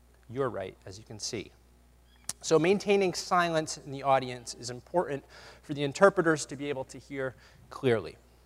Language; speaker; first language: English; native; English